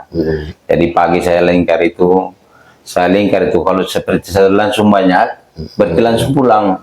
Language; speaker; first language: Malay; non-native, local second language; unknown